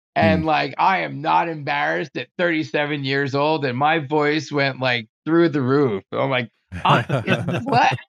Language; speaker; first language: English; native; English